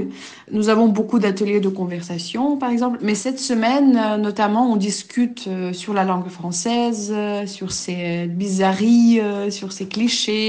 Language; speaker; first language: French; non-native, fluent; Ukrainian